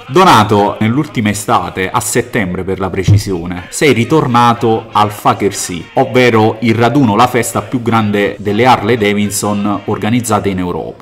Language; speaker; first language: Italian; native; Italian